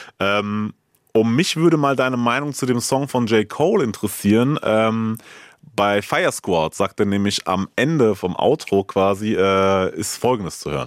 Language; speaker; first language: German; native; German